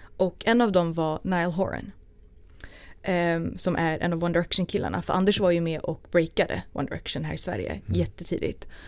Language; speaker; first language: Swedish; early bilingual, other home language; Turoyo